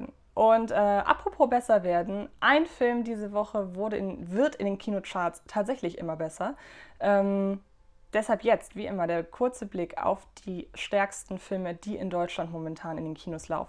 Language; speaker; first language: German; native; German